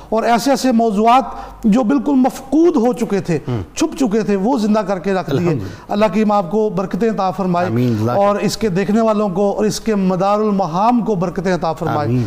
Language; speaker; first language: Urdu; non-native, local second language; Punjabi